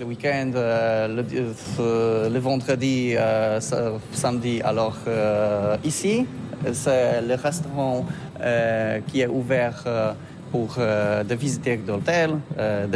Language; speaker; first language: French; non-native, learner; Polish